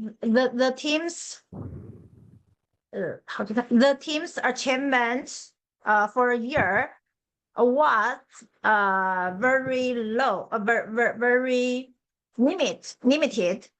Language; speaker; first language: English; non-native, learner; Chinese